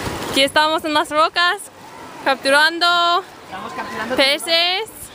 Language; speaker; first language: Spanish; non-native, learner; English